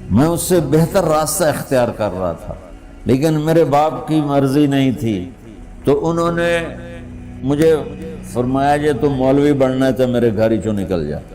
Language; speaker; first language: Urdu; non-native, local second language; Punjabi